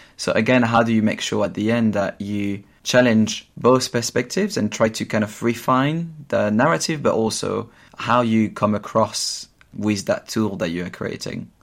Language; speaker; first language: English; non-native, fluent; French